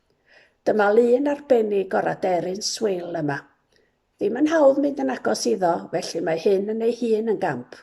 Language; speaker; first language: Welsh; native; Welsh